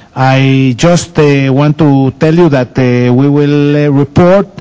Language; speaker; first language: English; non-native, fluent; Spanish